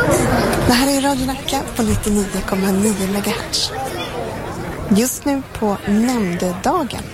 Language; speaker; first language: Swedish; native; Swedish